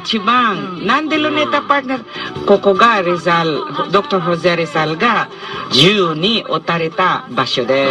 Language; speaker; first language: Japanese; non-native, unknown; Cebuano